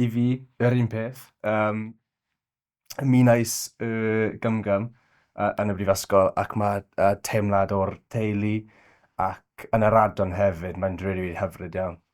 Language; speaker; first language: Welsh; non-native, local second language; English